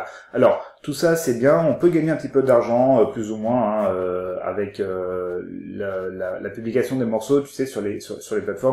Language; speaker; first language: French; native; French